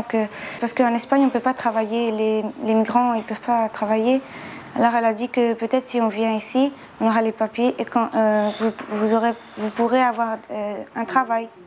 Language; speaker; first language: French; early bilingual, other home language; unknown